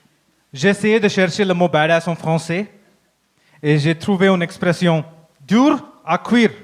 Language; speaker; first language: French; non-native, learner; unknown